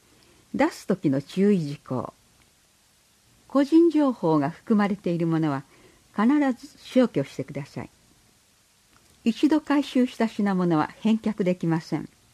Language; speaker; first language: Japanese; native; Japanese